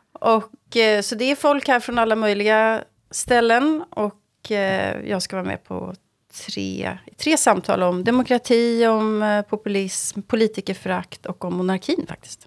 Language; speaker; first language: Swedish; native; Swedish